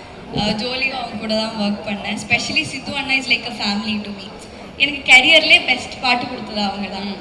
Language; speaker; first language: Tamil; non-native, fluent; Malayalam